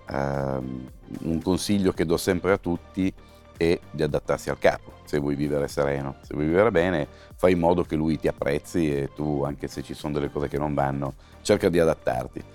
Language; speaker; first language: Italian; native; Italian